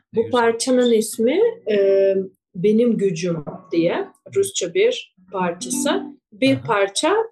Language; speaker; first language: Turkish; non-native, fluent; Russian